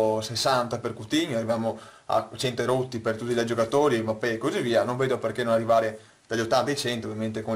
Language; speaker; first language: Italian; native; Italian